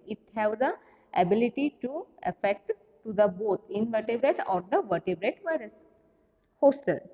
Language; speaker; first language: English; non-native, local second language; Kannada